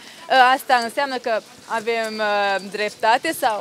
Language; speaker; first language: Romanian; non-native, local second language; Hungarian